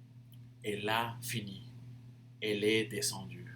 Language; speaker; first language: French; non-native, fluent; English